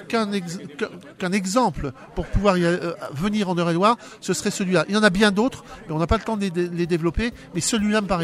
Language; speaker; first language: French; native; French